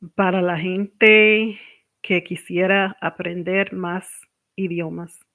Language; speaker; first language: Spanish; non-native, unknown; English